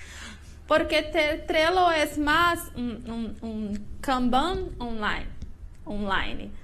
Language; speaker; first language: Spanish; non-native, learner; Portuguese